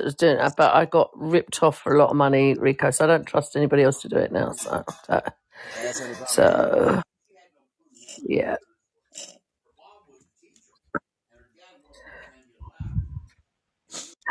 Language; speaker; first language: English; native; English